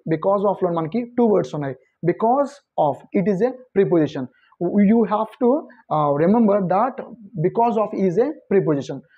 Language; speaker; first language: English; non-native, local second language; Telugu